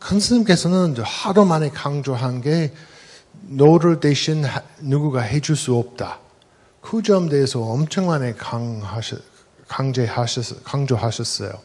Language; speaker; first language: Korean; non-native, fluent; English